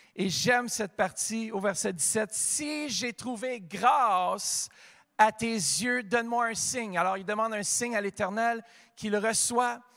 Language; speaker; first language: French; native; French